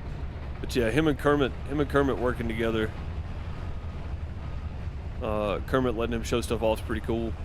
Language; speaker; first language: English; native; English